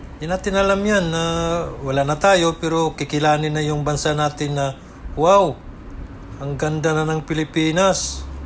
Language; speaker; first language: Filipino; native; Filipino